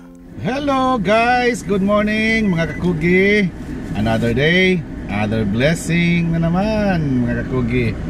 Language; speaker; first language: Filipino; non-native, local second language; Cebuano